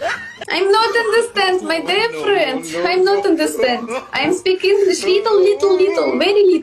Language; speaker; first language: English; non-native, learner; Russian